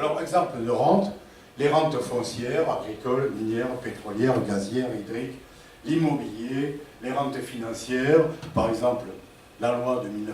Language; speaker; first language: French; native; French